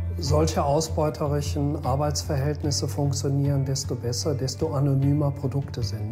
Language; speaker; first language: German; native; German